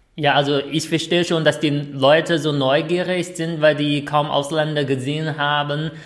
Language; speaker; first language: German; non-native, fluent; Chinese